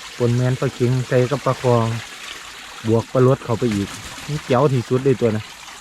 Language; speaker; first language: Thai; native; Thai